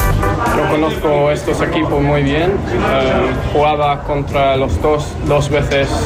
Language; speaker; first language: Spanish; non-native, learner; English